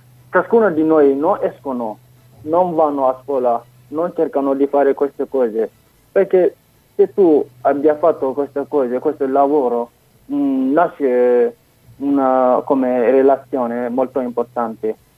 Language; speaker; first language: Italian; non-native, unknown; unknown